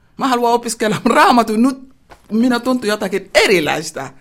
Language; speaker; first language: Finnish; non-native, learner; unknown